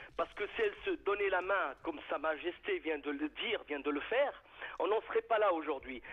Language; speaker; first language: French; native; French